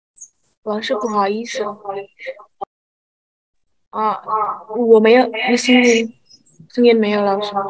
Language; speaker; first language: Chinese; non-native, learner; Indonesian